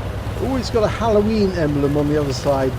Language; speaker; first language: English; native; English